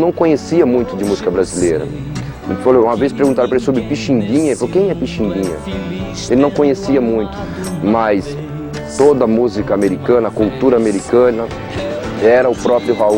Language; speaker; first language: Portuguese; native; Portuguese